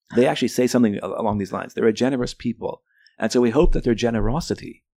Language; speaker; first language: English; early bilingual, other home language; Arabic